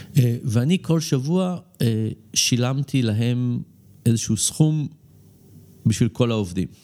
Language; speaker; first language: Hebrew; early bilingual, other home language; English